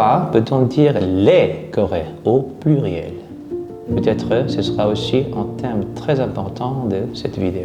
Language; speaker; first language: French; non-native, fluent; Korean